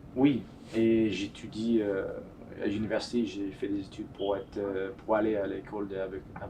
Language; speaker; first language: French; non-native, fluent; English